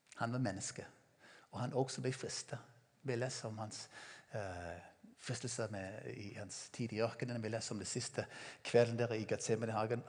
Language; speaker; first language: Norwegian; non-native, fluent; English